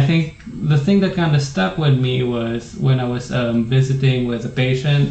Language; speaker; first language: English; non-native, local second language; Filipino